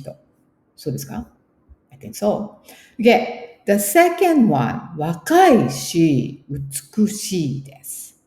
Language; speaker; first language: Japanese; non-native, fluent; English